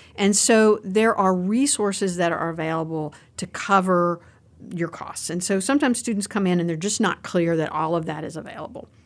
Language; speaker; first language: English; native; English